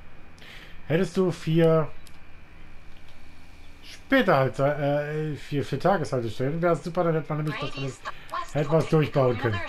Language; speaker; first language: German; native; German